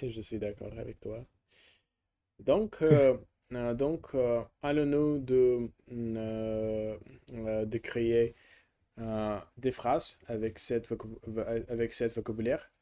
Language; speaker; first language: French; non-native, learner; Russian